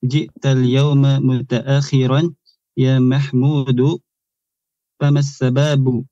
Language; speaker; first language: Arabic; non-native, learner; Indonesian